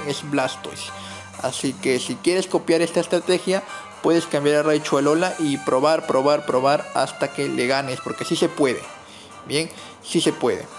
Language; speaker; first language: Spanish; native; Spanish